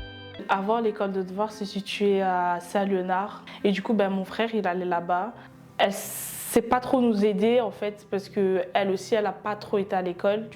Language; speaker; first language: French; early bilingual, other home language; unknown